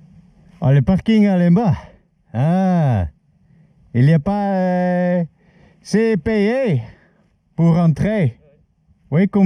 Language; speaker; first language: French; non-native, learner; English